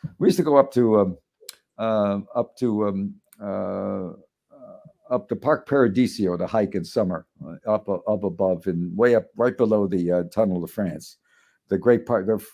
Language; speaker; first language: English; native; English